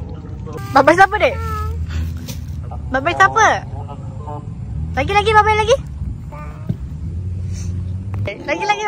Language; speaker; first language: Malay; native; Malay